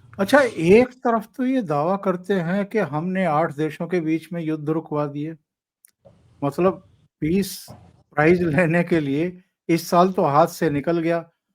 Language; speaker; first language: Hindi; native; Hindi